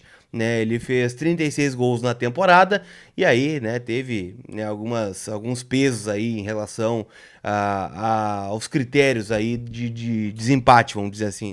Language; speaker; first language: Portuguese; native; Portuguese